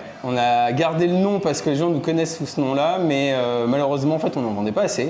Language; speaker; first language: French; native; French